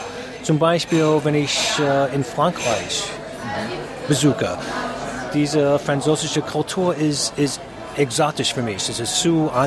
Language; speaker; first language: German; non-native, fluent; English